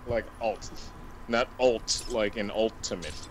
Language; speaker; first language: English; native; English